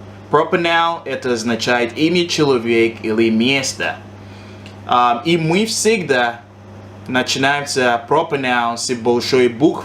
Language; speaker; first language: Russian; non-native, learner; English